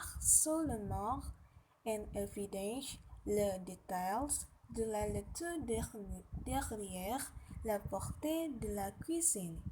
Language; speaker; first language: French; non-native, learner; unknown